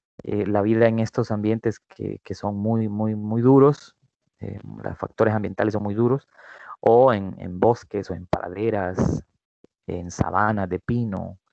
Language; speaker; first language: Spanish; native; Spanish